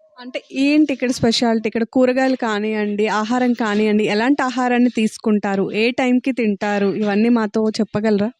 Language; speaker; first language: Telugu; native; Telugu